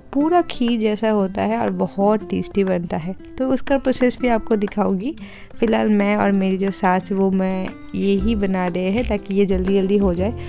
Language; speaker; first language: Hindi; non-native, local second language; Bangla